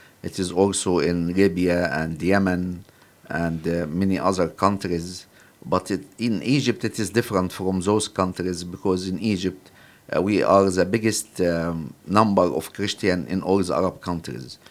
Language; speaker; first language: English; non-native, fluent; Arabic